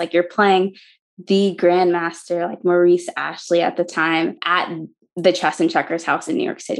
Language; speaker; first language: English; native; English